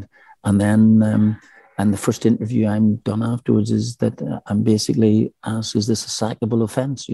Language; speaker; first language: English; native; English